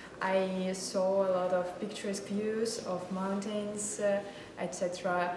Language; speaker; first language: English; non-native, learner; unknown